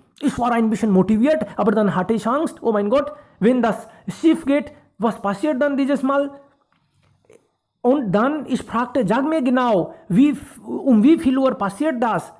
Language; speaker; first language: German; non-native, fluent; Hindi